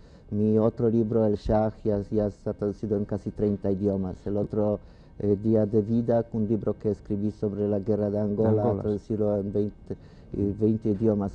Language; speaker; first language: Spanish; non-native, fluent; Polish